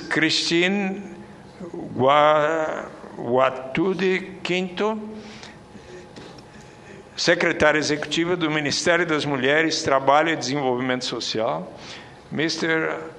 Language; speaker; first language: Portuguese; native; Portuguese